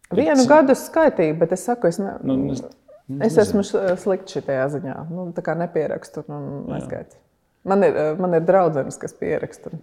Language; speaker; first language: Latvian; native; Latvian